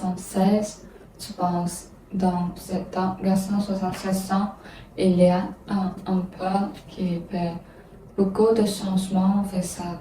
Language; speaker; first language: French; non-native, learner; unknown